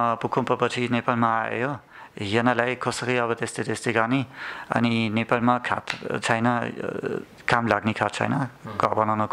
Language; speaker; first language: Nepali; non-native, learner; German